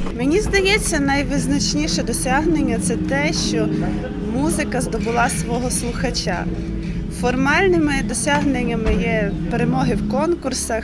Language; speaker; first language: Ukrainian; native; Ukrainian